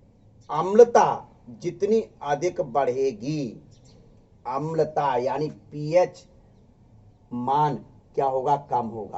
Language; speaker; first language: Hindi; native; Hindi